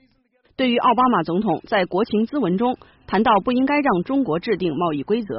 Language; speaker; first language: Chinese; native; Chinese